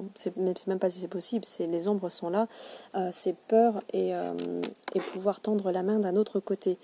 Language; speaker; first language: French; native; French